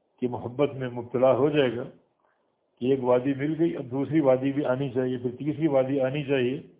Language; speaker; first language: Urdu; native; Urdu